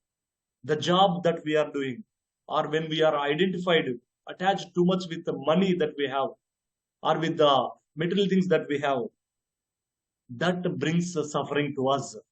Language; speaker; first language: English; non-native, local second language; Telugu